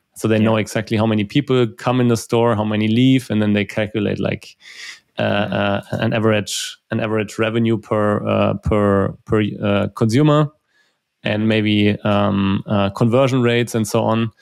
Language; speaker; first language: English; non-native, fluent; German